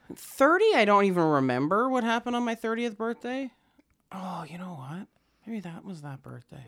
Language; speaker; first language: English; native; English